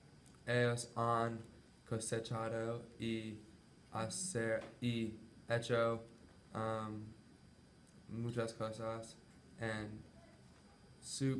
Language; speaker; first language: Spanish; non-native, learner; English